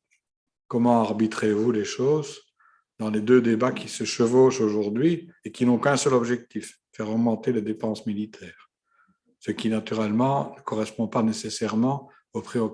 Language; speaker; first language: French; native; French